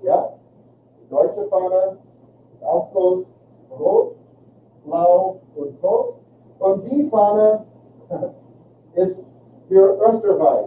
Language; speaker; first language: German; non-native, fluent; English